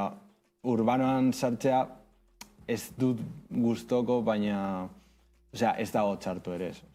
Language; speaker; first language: Basque; non-native, local second language; Spanish